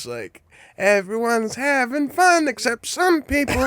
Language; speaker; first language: English; native; English